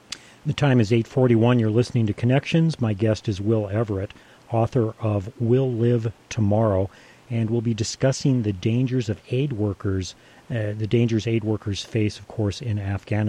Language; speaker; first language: English; native; English